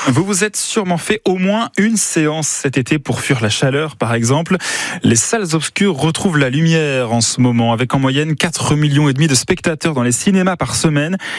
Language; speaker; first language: French; native; French